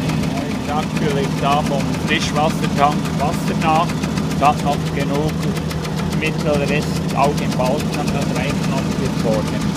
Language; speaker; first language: German; native; German